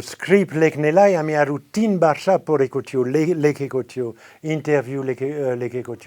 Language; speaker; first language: Nepali; non-native, fluent; French